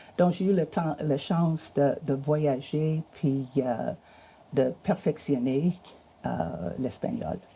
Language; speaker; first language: French; non-native, fluent; English